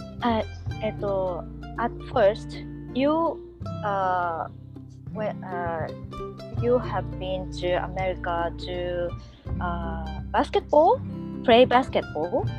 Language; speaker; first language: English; non-native, learner; Japanese